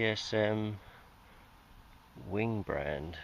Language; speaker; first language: English; native; English